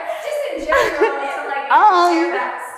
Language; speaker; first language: English; native; English